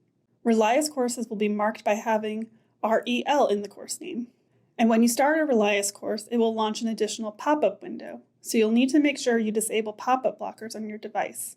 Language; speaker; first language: English; native; English